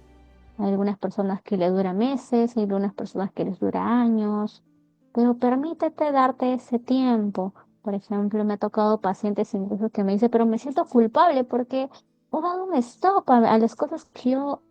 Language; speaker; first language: Spanish; native; Spanish